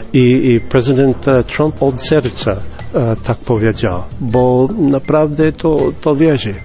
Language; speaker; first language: Polish; non-native, fluent; English